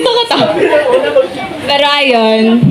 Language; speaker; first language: Filipino; native; Filipino